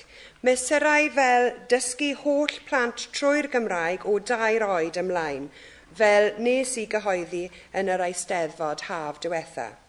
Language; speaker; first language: Welsh; non-native, local second language; English